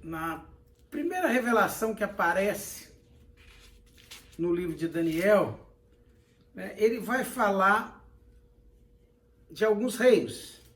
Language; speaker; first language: Portuguese; native; Portuguese